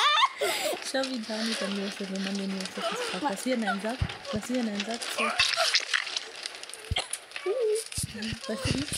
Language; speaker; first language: German; native; German